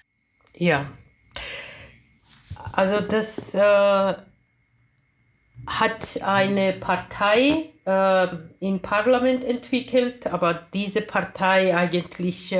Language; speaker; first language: German; non-native, fluent; Georgian